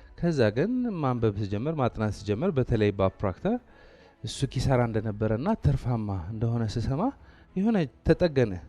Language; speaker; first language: Amharic; non-native, local second language; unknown